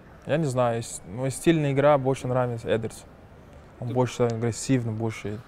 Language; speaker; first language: Russian; non-native, fluent; Portuguese